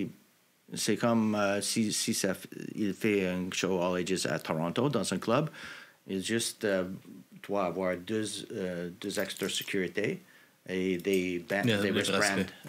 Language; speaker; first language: French; non-native, local second language; English